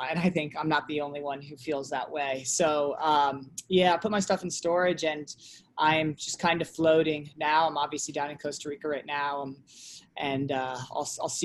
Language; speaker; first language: English; native; English